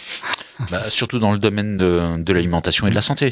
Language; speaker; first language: French; native; French